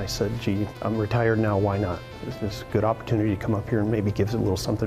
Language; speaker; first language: English; native; English